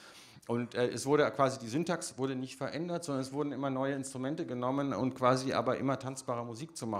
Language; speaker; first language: German; native; German